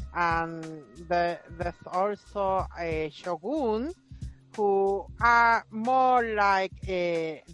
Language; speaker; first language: English; non-native, fluent; Spanish